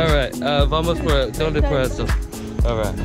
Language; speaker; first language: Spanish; non-native, learner; English